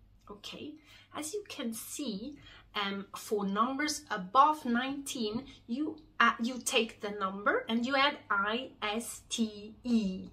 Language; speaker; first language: English; non-native, fluent; Swiss German